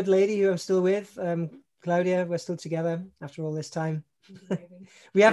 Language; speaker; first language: English; native; English